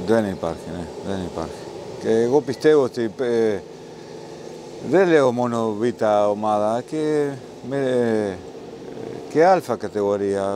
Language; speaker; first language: Greek; non-native, learner; Spanish